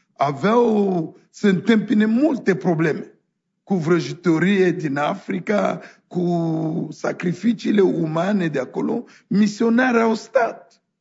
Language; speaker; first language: Romanian; non-native, fluent; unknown